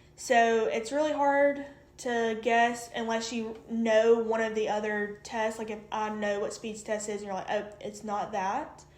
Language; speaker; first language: English; native; English